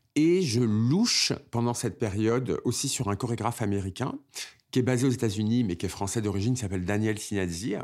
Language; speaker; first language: French; native; French